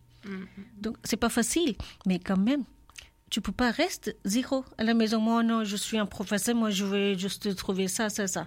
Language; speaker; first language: French; non-native, learner; Urdu